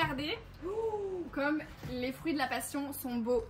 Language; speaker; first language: French; native; French